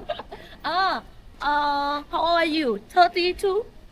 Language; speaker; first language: English; non-native, learner; Vietnamese